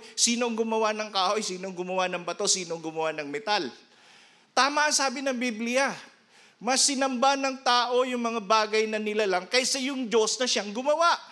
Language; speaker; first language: Filipino; non-native, local second language; Bikol